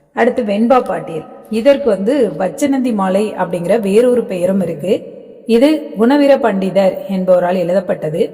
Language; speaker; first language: Tamil; native; Tamil